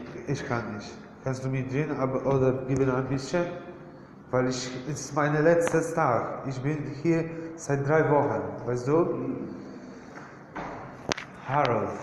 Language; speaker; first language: German; non-native, learner; English